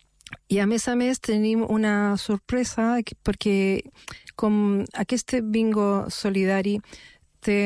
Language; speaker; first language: Catalan; non-native, fluent; Spanish